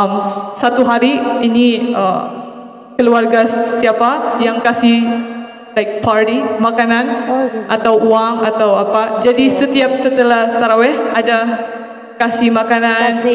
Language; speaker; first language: Indonesian; non-native, fluent; Maranao